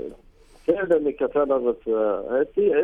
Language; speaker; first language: Greek; non-native, learner; Arabic